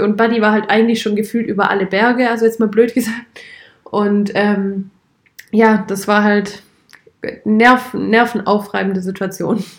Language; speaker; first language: German; native; German